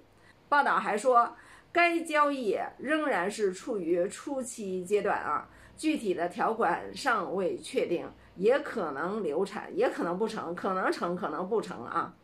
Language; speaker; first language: Chinese; native; Chinese